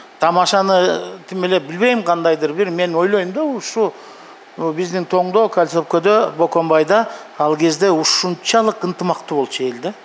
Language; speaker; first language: Kyrgyz; non-native, local second language; Russian